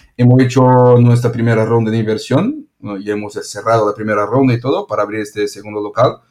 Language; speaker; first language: Spanish; non-native, fluent; Portuguese